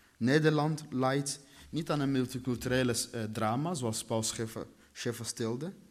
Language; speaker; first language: Dutch; early bilingual, other home language; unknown